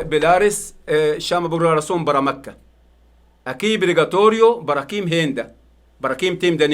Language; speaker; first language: Portuguese; non-native, learner; Arabic